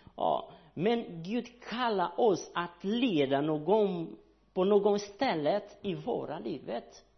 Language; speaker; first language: Swedish; non-native, learner; Portuguese